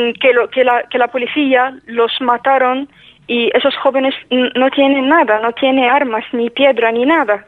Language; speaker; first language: Spanish; non-native, fluent; Arabic